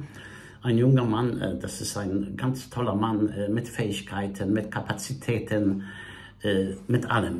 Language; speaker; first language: German; non-native, fluent; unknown